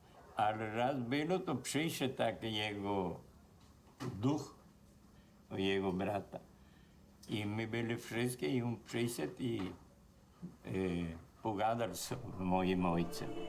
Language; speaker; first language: Polish; early bilingual, heritage; Polish